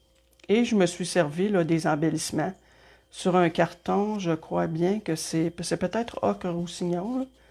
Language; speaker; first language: French; native; French